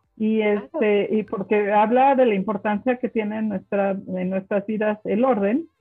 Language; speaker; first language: Spanish; non-native, local second language; German